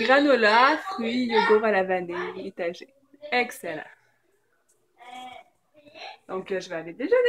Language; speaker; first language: French; native; French